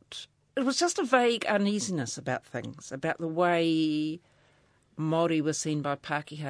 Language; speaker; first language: English; native; English